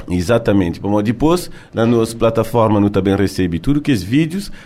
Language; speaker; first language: Portuguese; early bilingual, heritage; French